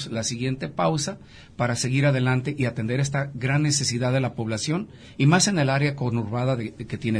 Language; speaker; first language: Spanish; native; Spanish